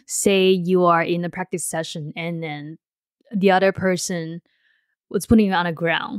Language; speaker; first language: English; non-native, fluent; Chinese